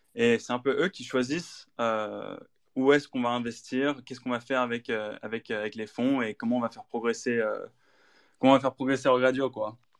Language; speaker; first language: French; native; French